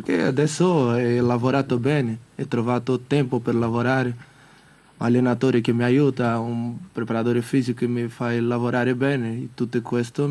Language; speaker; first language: Italian; non-native, learner; Portuguese